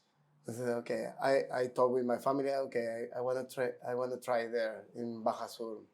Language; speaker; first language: English; non-native, learner; Spanish